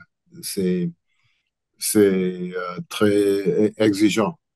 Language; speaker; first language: French; non-native, learner; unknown